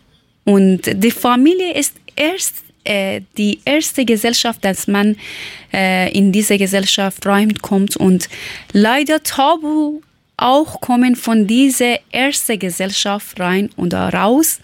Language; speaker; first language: German; non-native, learner; Persian